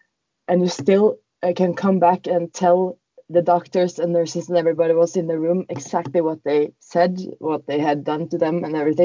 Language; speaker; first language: English; non-native, fluent; Norwegian